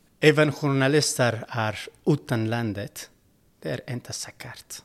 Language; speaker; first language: Swedish; non-native, learner; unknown